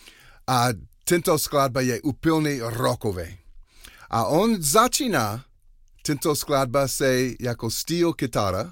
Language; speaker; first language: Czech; non-native, learner; English